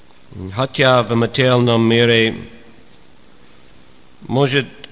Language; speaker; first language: Russian; non-native, fluent; English